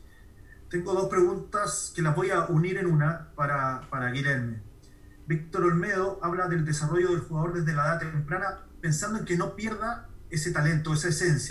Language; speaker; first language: Spanish; native; Spanish